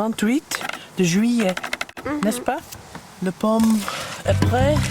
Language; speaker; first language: French; non-native, learner; Dutch